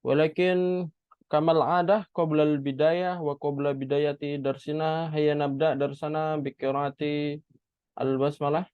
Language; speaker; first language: Arabic; non-native, fluent; Indonesian